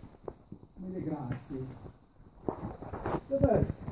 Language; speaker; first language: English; non-native, learner; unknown